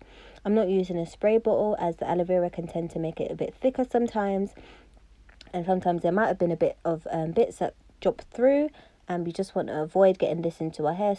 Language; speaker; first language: English; native; English